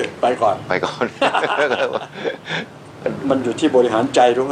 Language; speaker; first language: Thai; native; Thai